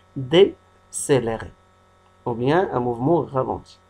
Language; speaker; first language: French; non-native, local second language; Arabic